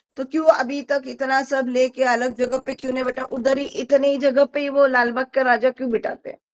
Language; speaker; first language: Hindi; non-native, local second language; Marathi